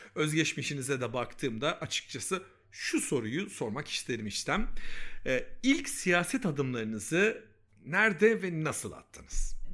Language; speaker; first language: Turkish; early bilingual, heritage; Turkish